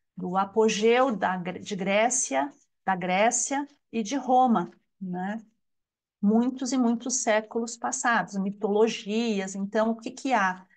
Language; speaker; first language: Portuguese; native; Portuguese